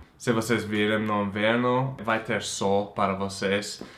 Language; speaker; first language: Portuguese; non-native, fluent; English